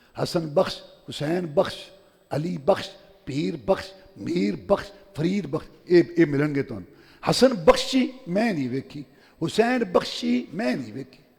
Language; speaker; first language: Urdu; non-native, local second language; Punjabi